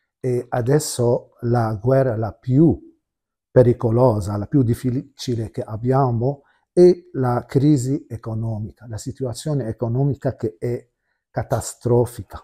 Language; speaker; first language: Italian; non-native, fluent; Arabic